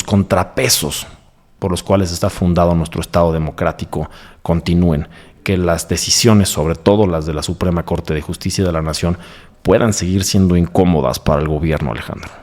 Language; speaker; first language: Spanish; native; Spanish